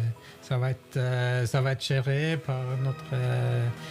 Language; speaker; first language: French; non-native, fluent; Norwegian